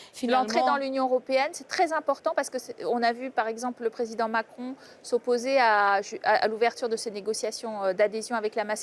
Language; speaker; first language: French; native; French